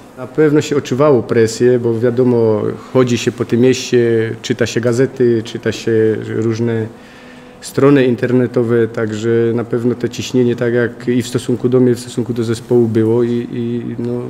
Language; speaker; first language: Polish; native; Polish